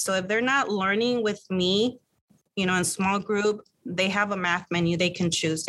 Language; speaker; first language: English; early bilingual, other home language; Spanish